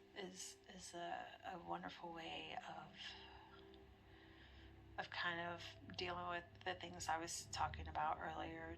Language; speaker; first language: English; native; English